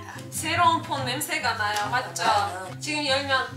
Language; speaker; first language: Korean; non-native, fluent; Russian